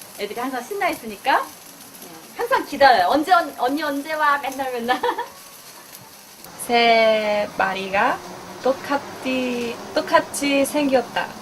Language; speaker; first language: Korean; non-native, learner; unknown